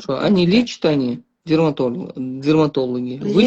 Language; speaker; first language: Russian; non-native, local second language; Uzbek